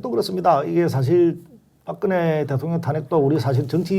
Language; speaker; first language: Korean; native; Korean